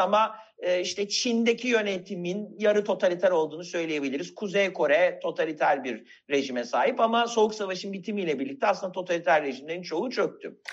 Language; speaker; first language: Turkish; native; Turkish